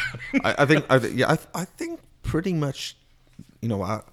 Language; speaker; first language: English; native; English